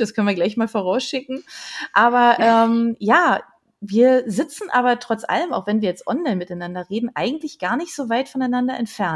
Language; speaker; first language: German; native; German